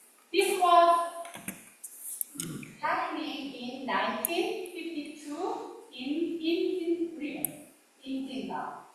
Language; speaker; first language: English; non-native, learner; Korean